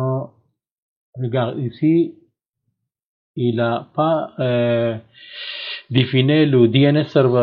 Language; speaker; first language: French; non-native, learner; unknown